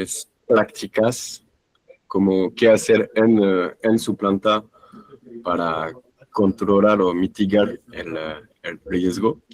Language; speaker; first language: Spanish; non-native, fluent; French